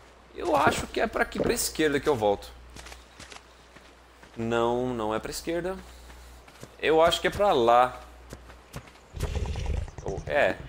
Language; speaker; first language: Portuguese; native; Portuguese